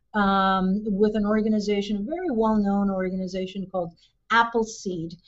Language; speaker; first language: English; early bilingual, other home language; Spanish